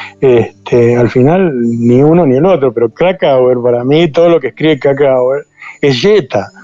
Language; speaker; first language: Spanish; native; Spanish